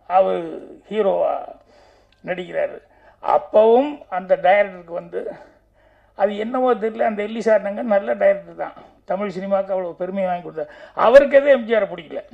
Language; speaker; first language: Tamil; native; Tamil